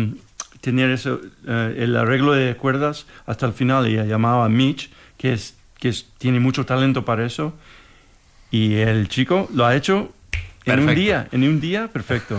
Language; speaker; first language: Spanish; non-native, fluent; English